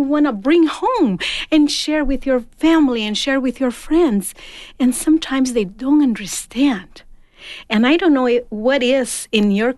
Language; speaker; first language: English; non-native, fluent; Portuguese